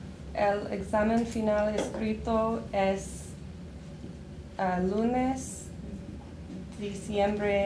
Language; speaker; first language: Spanish; non-native, learner; English